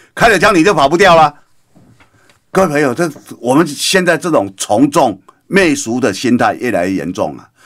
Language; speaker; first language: Chinese; native; Chinese